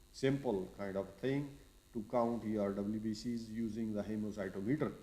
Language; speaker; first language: English; non-native, local second language; Punjabi